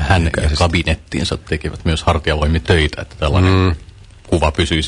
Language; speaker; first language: Finnish; native; Finnish